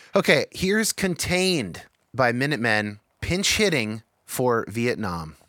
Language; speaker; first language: English; native; English